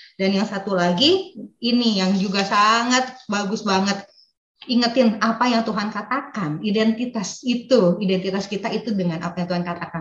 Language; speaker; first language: Indonesian; native; Indonesian